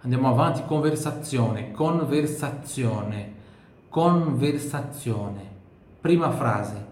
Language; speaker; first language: Italian; non-native, fluent; Portuguese